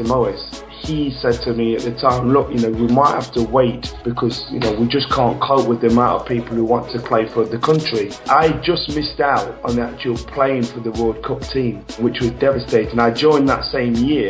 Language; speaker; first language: English; native; English